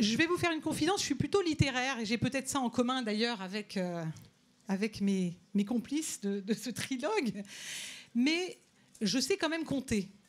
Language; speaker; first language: French; native; French